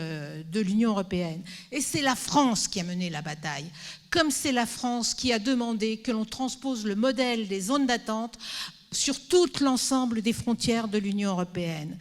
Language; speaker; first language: French; native; French